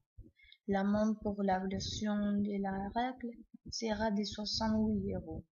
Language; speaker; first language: French; non-native, learner; Spanish